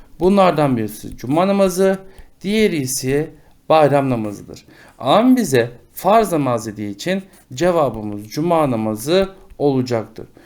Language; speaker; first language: Turkish; native; Turkish